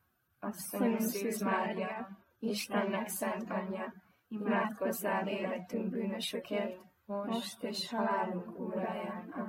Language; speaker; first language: Hungarian; native; Hungarian